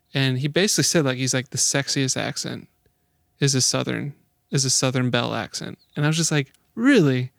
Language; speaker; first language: English; native; English